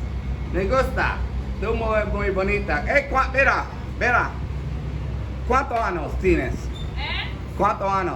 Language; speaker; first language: Spanish; non-native, learner; English